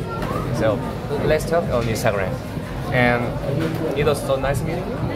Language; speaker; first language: English; non-native, learner; Korean